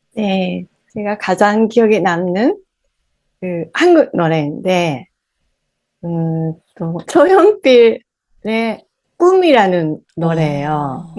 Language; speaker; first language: Korean; non-native, fluent; Japanese